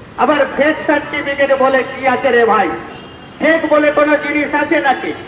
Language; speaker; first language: Bangla; non-native, local second language; Santali